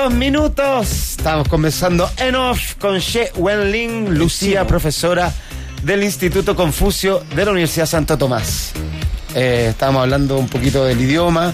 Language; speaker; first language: Spanish; native; Spanish